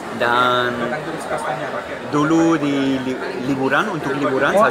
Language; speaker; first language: Indonesian; non-native, learner; French